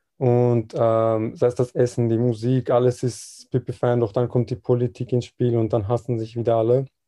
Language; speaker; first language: German; early bilingual, other home language; Serbian